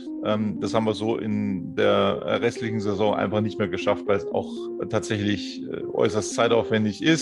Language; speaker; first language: German; native; German